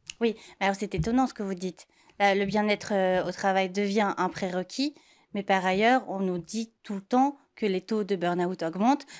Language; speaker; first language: French; native; French